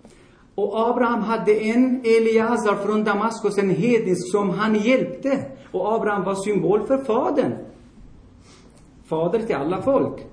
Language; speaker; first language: Swedish; non-native, fluent; Armenian